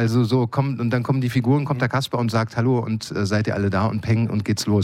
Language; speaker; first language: German; native; German